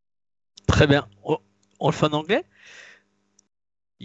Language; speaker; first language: French; native; French